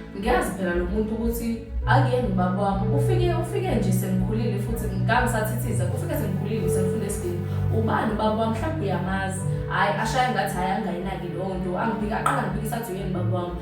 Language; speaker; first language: Zulu; non-native, local second language; Xhosa